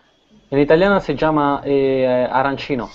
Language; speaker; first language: Spanish; non-native, learner; Portuguese